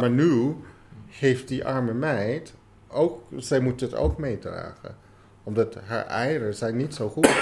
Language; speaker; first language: Dutch; non-native, fluent; English